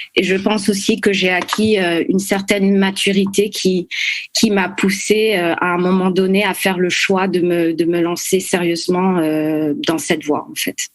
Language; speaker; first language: French; native; French